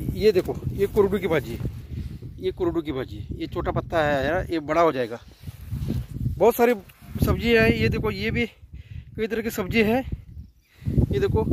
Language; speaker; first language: Hindi; non-native, local second language; Marathi